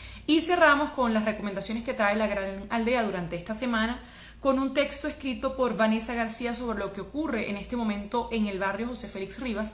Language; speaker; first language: Spanish; native; Spanish